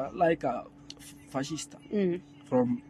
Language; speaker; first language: English; non-native, learner; Arabic